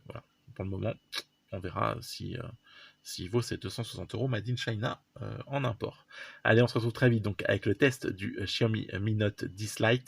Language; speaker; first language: French; native; French